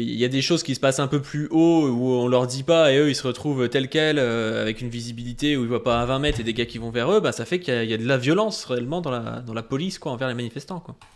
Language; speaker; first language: French; native; French